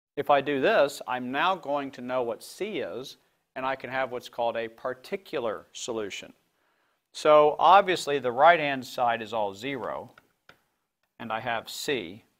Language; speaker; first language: English; native; English